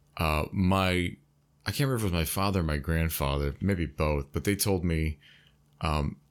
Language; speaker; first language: English; native; English